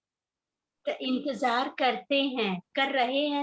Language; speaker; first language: Hindi; native; Hindi